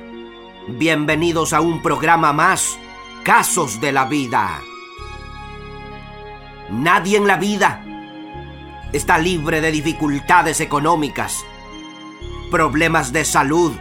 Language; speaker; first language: Spanish; native; Spanish